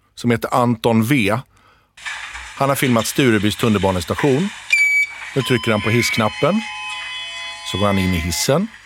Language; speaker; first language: Swedish; early bilingual, other home language; Arabic